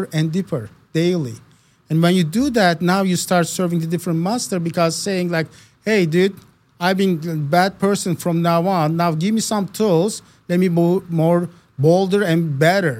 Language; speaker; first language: English; non-native, fluent; Turkish